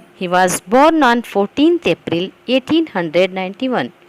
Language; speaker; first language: English; non-native, local second language; Kannada